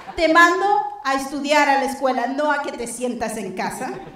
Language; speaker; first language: Spanish; early bilingual, heritage; Spanish